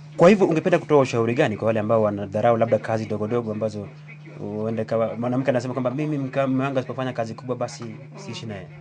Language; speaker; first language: Swahili; non-native, local second language; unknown